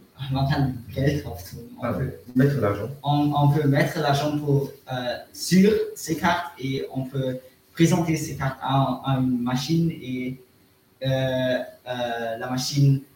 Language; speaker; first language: French; non-native, learner; German